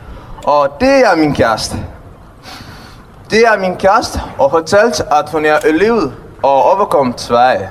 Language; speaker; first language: Danish; non-native, learner; Tigrinya